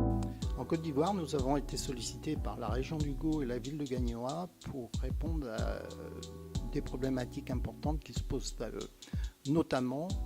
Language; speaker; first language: French; native; French